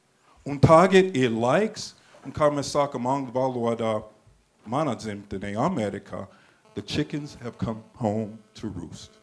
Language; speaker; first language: Latvian; non-native, fluent; English